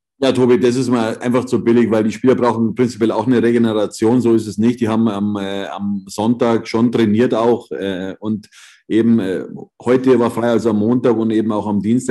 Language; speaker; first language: German; native; German